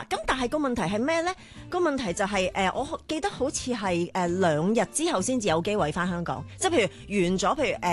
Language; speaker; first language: Cantonese; native; Cantonese